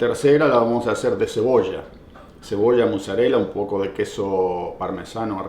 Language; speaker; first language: Spanish; native; Spanish